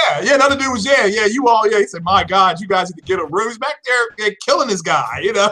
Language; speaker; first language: English; native; English